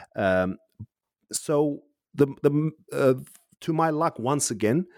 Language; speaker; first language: English; non-native, fluent; Uzbek